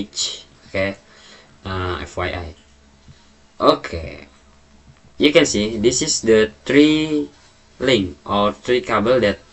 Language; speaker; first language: English; non-native, learner; Indonesian